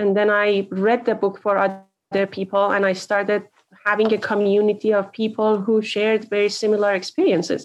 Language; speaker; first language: English; non-native, fluent; Persian